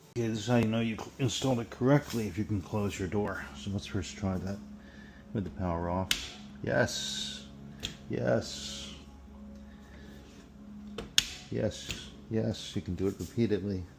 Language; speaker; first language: English; native; English